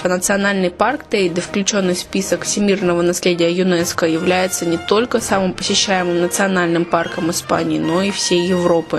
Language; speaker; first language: Russian; native; Russian